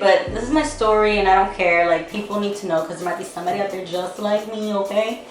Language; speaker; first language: English; native; English